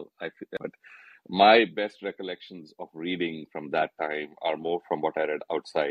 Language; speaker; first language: English; non-native, local second language; Hindi